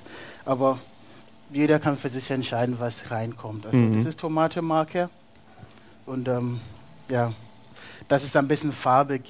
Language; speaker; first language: German; non-native, fluent; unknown